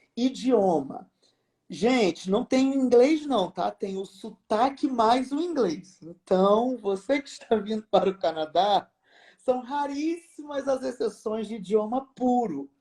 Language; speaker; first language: Portuguese; native; Portuguese